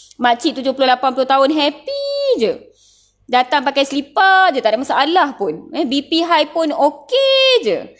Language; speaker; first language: Malay; non-native, local second language; Tamil